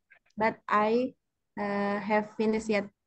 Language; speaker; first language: English; non-native, learner; Indonesian